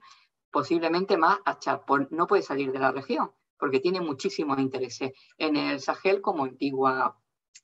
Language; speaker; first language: Spanish; native; Spanish